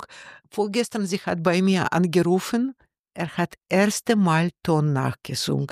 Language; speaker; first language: German; non-native, learner; Russian